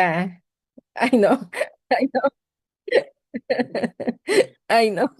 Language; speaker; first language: English; non-native, learner; Spanish